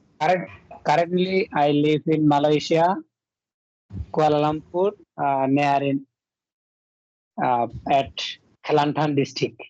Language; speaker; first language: English; non-native, learner; Bangla